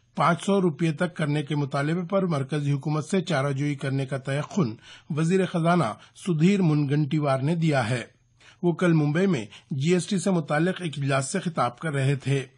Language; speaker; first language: Urdu; native; Urdu